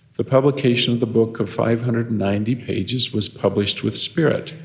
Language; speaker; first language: English; native; English